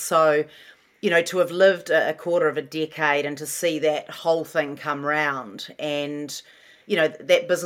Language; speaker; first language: English; native; English